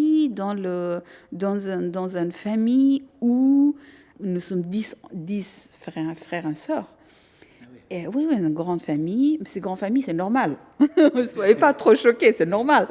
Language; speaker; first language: French; non-native, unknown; Persian